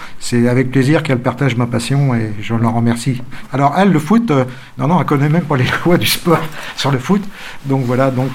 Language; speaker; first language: French; native; French